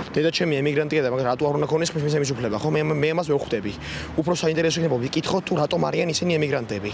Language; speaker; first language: Georgian; native; Georgian